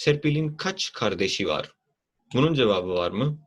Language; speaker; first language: Turkish; non-native, fluent; Urdu